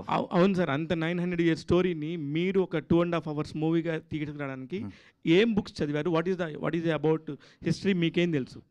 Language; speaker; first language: Telugu; native; Telugu